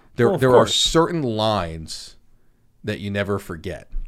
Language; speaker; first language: English; native; English